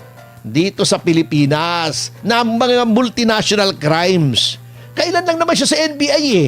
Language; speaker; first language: Filipino; native; Filipino